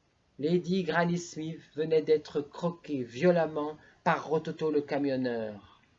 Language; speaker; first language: French; native; French